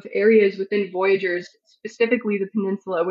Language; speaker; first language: English; native; English